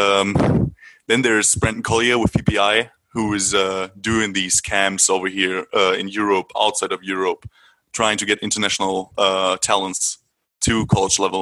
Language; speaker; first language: English; non-native, fluent; German